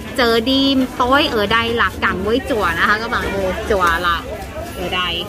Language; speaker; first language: Vietnamese; early bilingual, heritage; Vietnamese